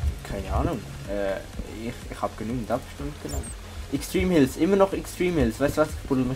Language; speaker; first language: German; native; German